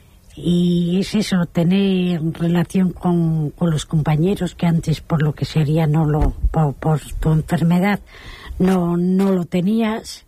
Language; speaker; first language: Spanish; native; Spanish